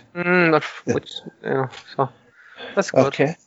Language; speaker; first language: English; native; English